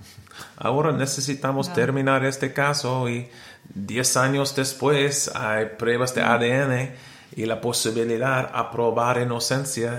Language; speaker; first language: Spanish; non-native, learner; English